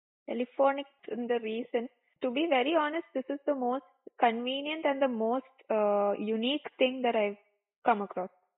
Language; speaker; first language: English; non-native, local second language; Malayalam